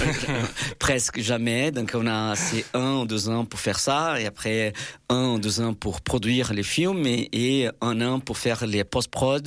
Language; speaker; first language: French; non-native, fluent; Portuguese